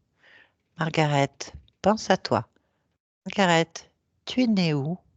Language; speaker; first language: French; native; French